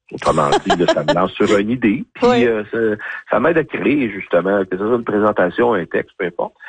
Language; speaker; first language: French; native; French